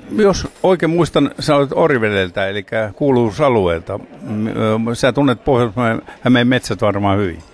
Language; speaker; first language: Finnish; native; Finnish